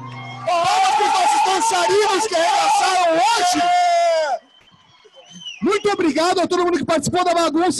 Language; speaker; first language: Portuguese; native; Portuguese